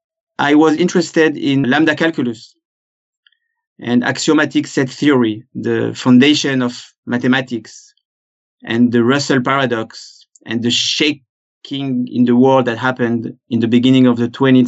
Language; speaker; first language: English; non-native, fluent; French